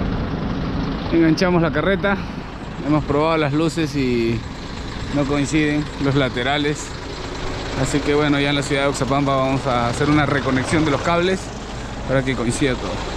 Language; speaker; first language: Spanish; native; Spanish